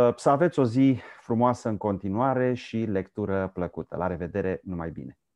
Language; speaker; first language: Romanian; native; Romanian